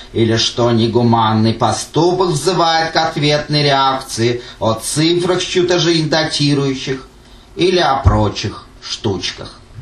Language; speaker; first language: Russian; native; Russian